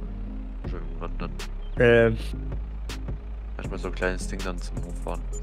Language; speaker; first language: German; native; German